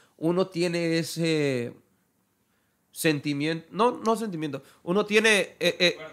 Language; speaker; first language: Spanish; early bilingual, heritage; Spanish